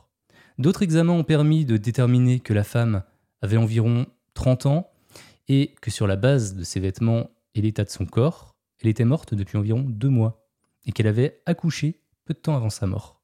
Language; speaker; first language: French; native; French